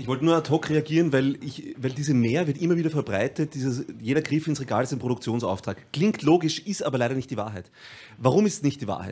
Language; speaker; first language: German; native; German